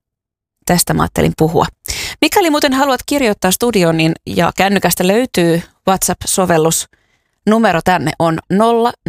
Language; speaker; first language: Finnish; native; Finnish